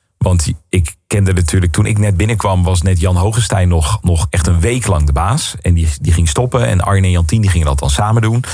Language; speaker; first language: Dutch; native; Dutch